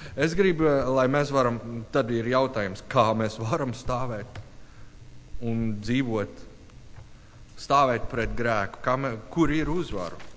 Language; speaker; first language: Latvian; non-native, learner; English